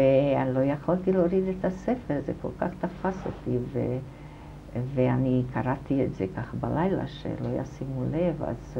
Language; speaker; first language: Hebrew; non-native, fluent; German